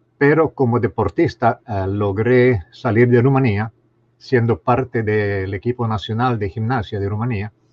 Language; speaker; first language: Spanish; non-native, fluent; Romanian